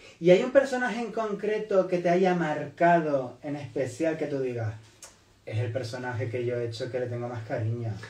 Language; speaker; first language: Spanish; native; Spanish